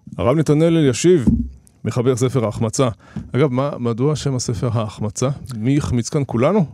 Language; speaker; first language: Hebrew; native; Hebrew